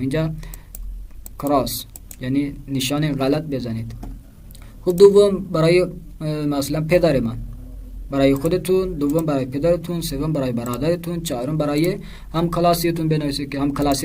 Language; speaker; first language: Persian; non-native, fluent; Urdu